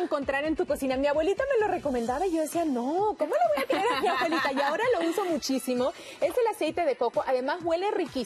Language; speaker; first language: Spanish; native; Spanish